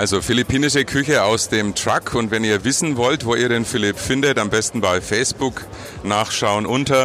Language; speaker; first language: German; native; German